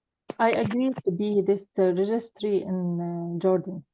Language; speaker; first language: English; non-native, learner; Arabic